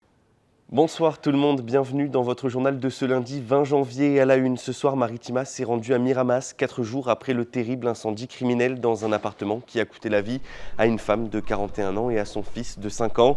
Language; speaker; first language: French; native; French